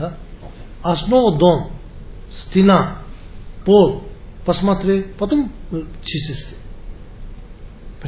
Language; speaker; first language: Russian; non-native, learner; Tibetan